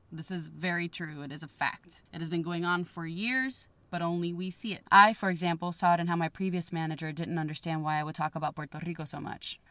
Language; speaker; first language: English; native; English